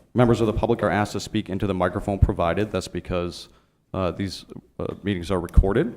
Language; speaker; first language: English; native; English